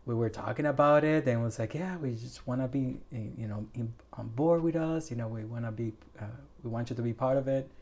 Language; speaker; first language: English; non-native, fluent; Spanish